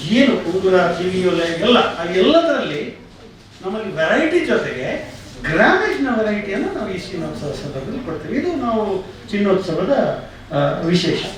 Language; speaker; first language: Kannada; native; Kannada